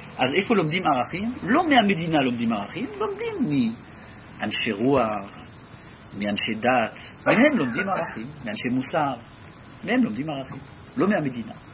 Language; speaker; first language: Hebrew; non-native, fluent; French